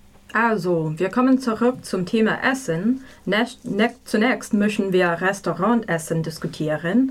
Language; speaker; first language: German; non-native, learner; English